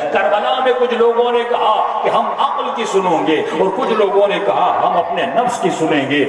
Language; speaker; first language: Urdu; non-native, local second language; Sindhi